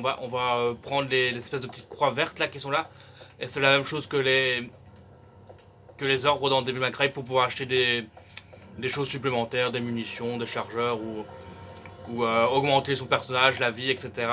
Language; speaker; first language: French; native; French